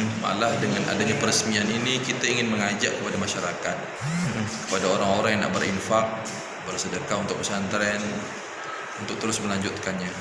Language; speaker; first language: Indonesian; native; Indonesian